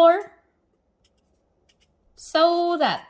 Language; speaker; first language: English; non-native, local second language; Filipino